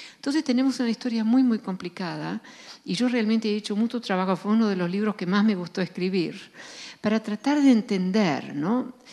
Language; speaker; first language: Spanish; non-native, fluent; Dutch